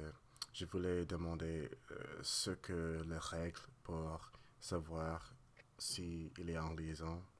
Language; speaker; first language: French; non-native, learner; English